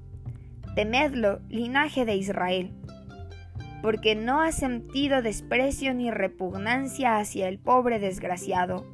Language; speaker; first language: Spanish; native; Spanish